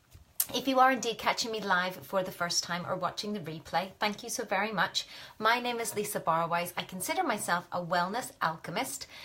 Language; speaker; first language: English; native; English